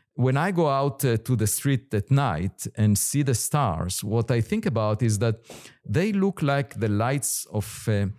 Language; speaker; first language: English; non-native, fluent; Hebrew